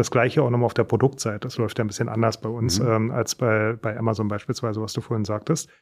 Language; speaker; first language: German; native; German